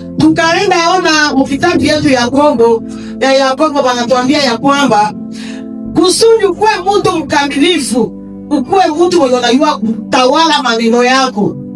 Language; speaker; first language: Swahili; native; Swahili